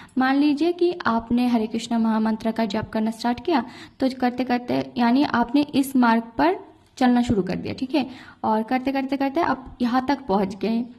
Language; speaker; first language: Hindi; non-native, local second language; Bangla